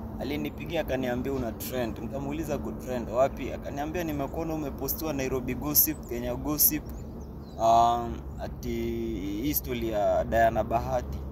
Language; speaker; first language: Swahili; native; Swahili